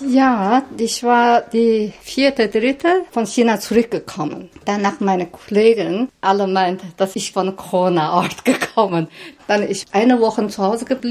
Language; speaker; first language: German; non-native, learner; Chinese